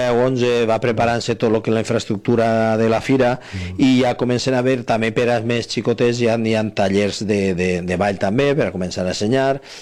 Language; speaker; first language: Catalan; native; Catalan